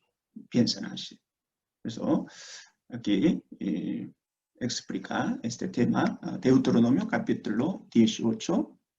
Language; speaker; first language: Spanish; non-native, fluent; Korean